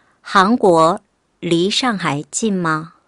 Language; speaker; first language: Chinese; non-native, fluent; Korean